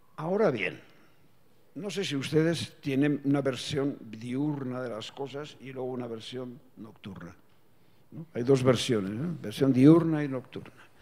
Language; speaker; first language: Spanish; non-native, local second language; Basque